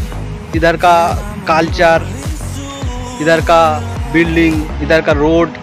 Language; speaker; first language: Hindi; non-native, local second language; Bangla